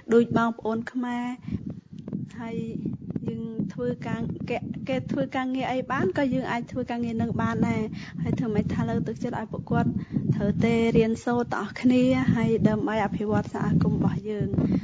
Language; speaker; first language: Khmer; non-native, local second language; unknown